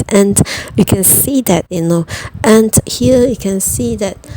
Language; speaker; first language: English; non-native, fluent; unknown